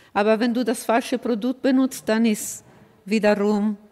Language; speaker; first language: German; non-native, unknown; Italian